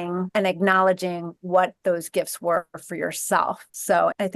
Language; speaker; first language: English; native; English